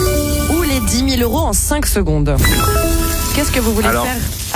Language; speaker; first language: French; native; French